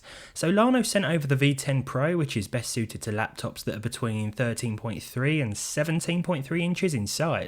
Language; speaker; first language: English; native; English